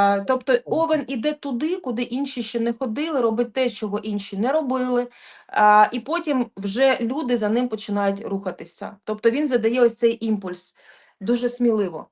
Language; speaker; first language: Ukrainian; non-native, local second language; Russian